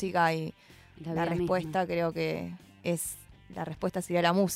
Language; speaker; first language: Spanish; early bilingual, other home language; Chinese